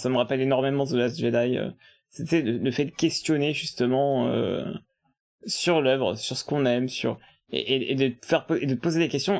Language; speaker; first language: French; native; French